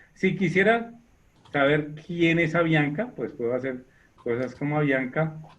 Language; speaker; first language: Spanish; native; Spanish